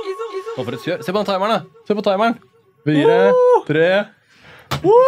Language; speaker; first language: Norwegian; native; Norwegian